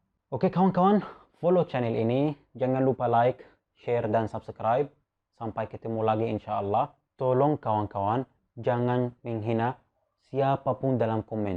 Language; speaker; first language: Indonesian; non-native, fluent; Arabic